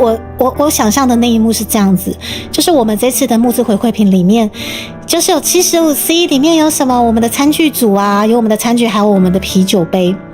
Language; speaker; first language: Chinese; native; Chinese